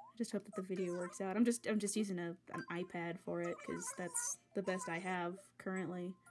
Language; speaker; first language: English; native; English